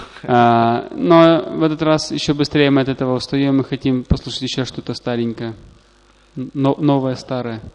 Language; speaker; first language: Russian; native; Russian